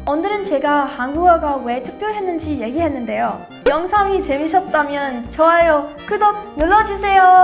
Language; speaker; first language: Korean; non-native, learner; English